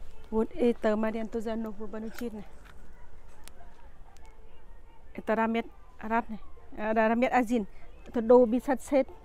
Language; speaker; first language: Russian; non-native, learner; Tajik